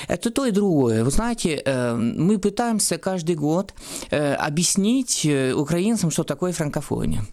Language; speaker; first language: Russian; non-native, fluent; French